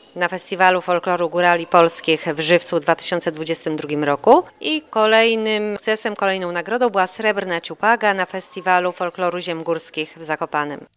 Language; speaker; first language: Polish; native; Polish